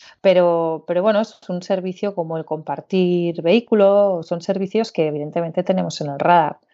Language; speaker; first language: Spanish; native; Spanish